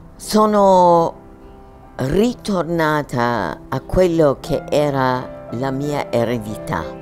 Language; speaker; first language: Italian; non-native, fluent; German